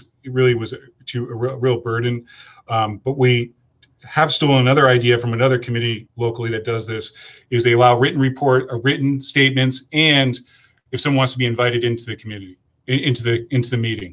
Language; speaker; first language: English; native; English